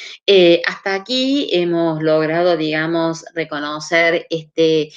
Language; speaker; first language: Spanish; native; Spanish